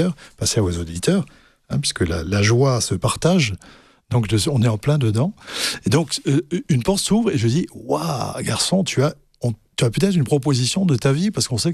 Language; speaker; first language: French; native; French